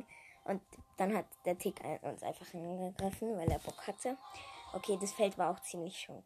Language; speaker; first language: German; native; German